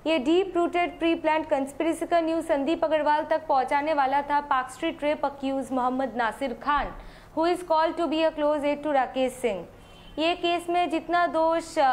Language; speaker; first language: Hindi; non-native, local second language; Bangla